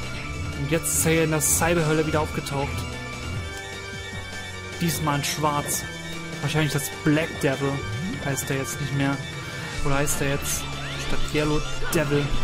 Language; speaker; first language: German; native; German